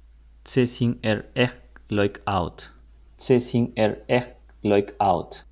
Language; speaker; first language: Dutch; non-native, learner; Spanish